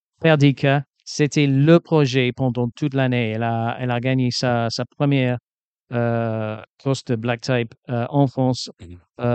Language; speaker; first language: French; non-native, fluent; English